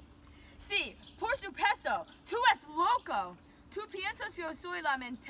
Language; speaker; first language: Spanish; non-native, learner; English